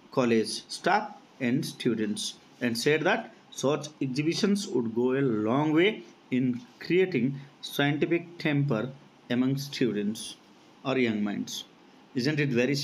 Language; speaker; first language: English; non-native, local second language; Odia